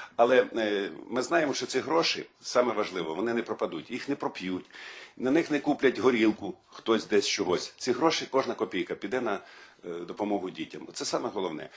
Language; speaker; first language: Ukrainian; native; Ukrainian